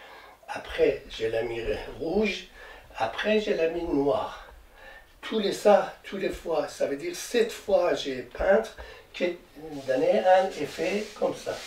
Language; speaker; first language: French; non-native, learner; Persian